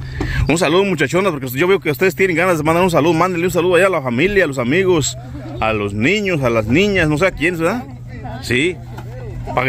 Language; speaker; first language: Spanish; native; Spanish